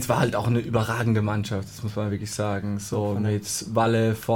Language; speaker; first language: German; native; German